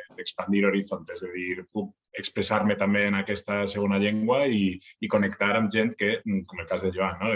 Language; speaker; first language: Catalan; non-native, local second language; Spanish